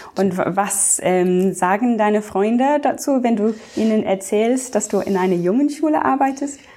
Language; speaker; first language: German; non-native, fluent; English